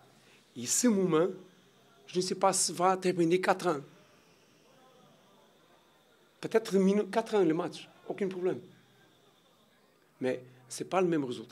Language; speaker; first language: French; non-native, learner; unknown